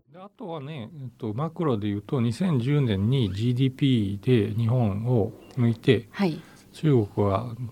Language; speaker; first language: Japanese; native; Japanese